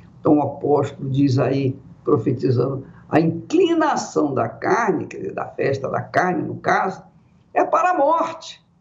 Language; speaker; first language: Portuguese; native; Portuguese